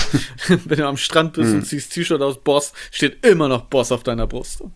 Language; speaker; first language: German; native; German